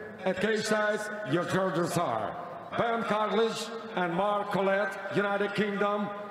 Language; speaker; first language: English; non-native, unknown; Russian